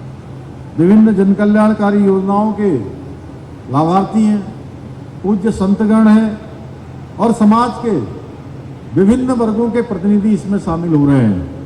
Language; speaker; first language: Hindi; native; Hindi